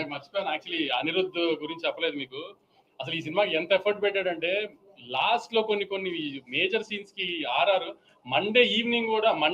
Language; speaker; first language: Telugu; native; Telugu